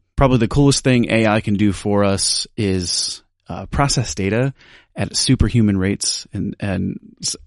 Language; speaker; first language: English; native; English